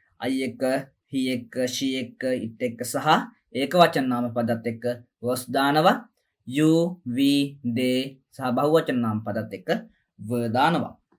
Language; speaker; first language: Sinhala; native; Sinhala